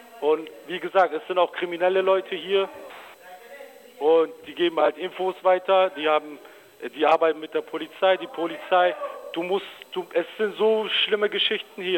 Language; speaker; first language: German; early bilingual, other home language; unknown